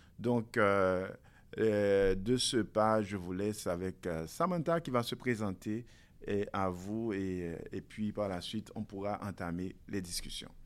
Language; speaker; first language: French; non-native, local second language; Haitian Creole